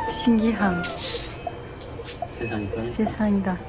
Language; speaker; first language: Korean; non-native, learner; Japanese